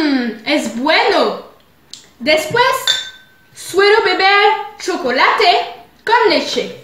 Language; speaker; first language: Spanish; non-native, learner; French